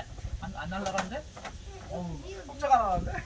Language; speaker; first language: Korean; native; Korean